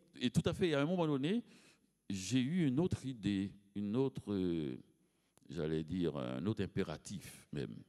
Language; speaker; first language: French; native; French